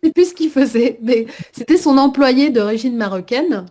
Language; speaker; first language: French; native; French